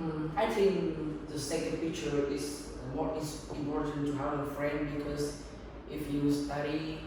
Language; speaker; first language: English; non-native, learner; Vietnamese